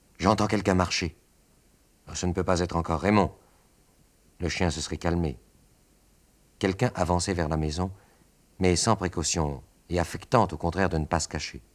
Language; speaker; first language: French; native; French